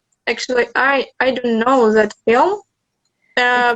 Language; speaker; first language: English; non-native, learner; Russian